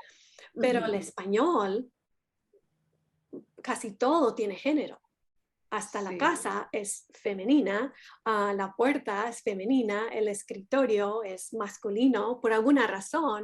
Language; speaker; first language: Spanish; non-native, fluent; English